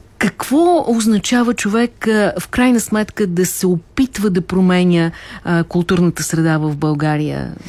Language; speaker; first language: Bulgarian; native; Bulgarian